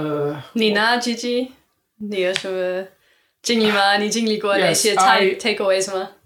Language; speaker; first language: Chinese; non-native, learner; English